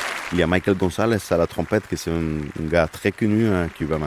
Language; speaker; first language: French; non-native, fluent; Spanish